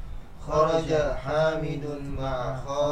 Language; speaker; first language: Arabic; non-native, learner; Indonesian